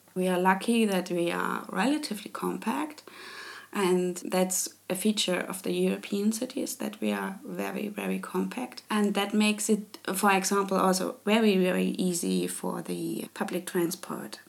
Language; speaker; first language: English; non-native, fluent; German